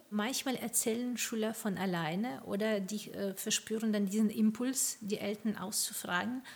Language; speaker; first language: German; non-native, fluent; Ukrainian